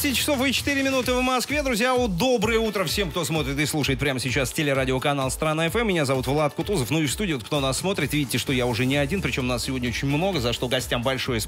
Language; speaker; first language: Russian; native; Russian